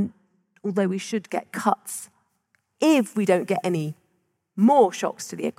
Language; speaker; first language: English; native; English